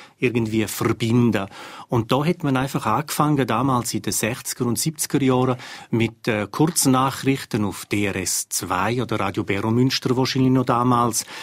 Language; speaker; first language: German; non-native, local second language; Romansh